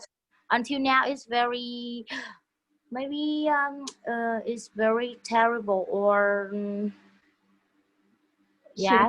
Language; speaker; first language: English; non-native, learner; Vietnamese